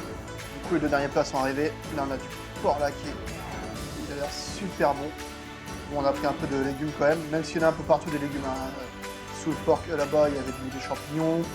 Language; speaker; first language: French; native; French